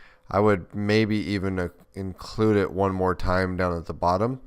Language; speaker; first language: English; native; English